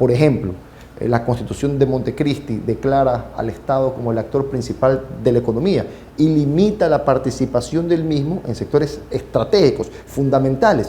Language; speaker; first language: Spanish; native; Spanish